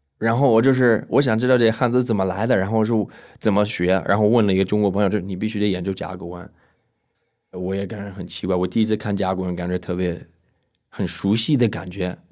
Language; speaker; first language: Chinese; non-native, fluent; English